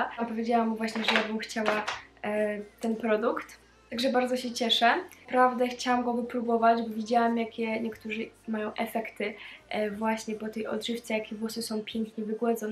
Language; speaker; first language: Polish; native; Polish